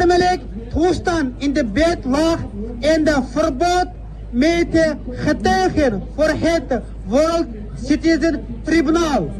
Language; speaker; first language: Dutch; non-native, fluent; Uyghur